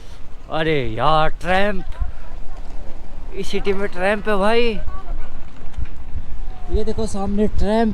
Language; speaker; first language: Hindi; native; Hindi